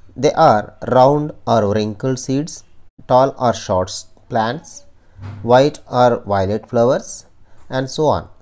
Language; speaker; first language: English; non-native, local second language; Telugu